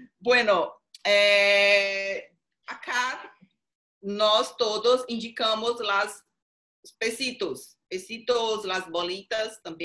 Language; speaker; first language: Spanish; non-native, learner; Portuguese